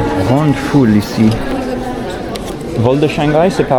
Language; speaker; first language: French; non-native, fluent; English